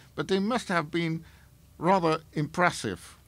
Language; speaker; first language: English; non-native, fluent; Dutch